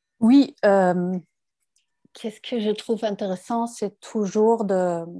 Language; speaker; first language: French; non-native, fluent; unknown